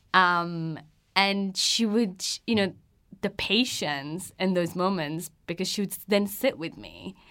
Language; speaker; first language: English; early bilingual, other home language; Persian